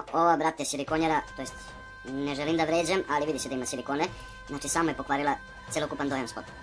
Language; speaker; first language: Serbian; native; Serbian